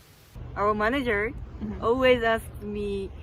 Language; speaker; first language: English; non-native, learner; Japanese